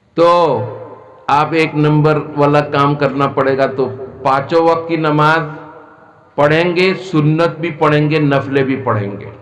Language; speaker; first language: Urdu; non-native, local second language; Assamese